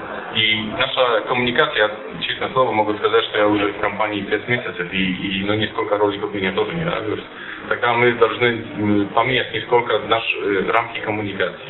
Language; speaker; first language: Russian; non-native, fluent; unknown